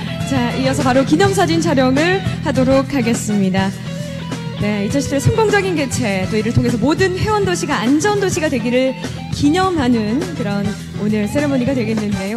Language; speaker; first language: Korean; native; Korean